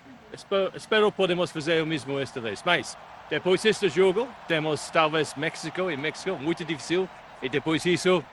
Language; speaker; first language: Portuguese; non-native, learner; English